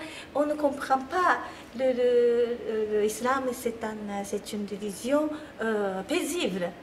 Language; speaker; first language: French; non-native, fluent; Japanese